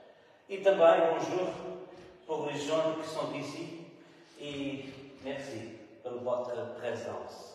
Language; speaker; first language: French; non-native, learner; Portuguese